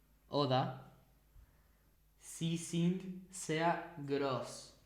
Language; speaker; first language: German; non-native, learner; Spanish